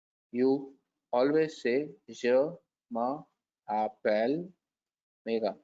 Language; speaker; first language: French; non-native, learner; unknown